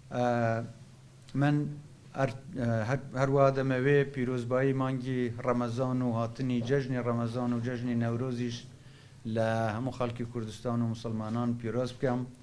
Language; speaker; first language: Central Kurdish; non-native, local second language; Kurdish